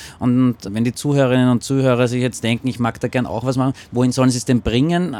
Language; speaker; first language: German; native; German